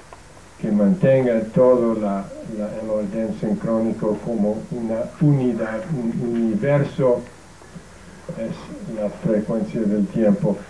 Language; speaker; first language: Spanish; non-native, fluent; English